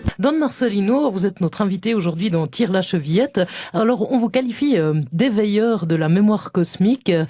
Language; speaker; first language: French; native; French